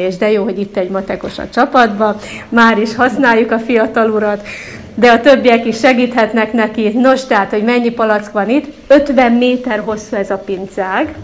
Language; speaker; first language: Hungarian; native; Hungarian